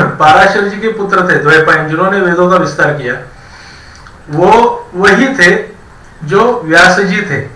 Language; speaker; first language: Hindi; non-native, local second language; Marathi